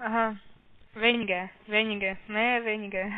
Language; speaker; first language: German; non-native, learner; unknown